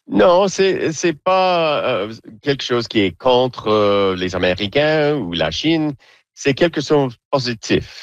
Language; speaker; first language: French; non-native, learner; English